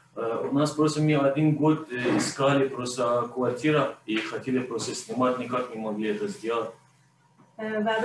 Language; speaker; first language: Russian; non-native, learner; Persian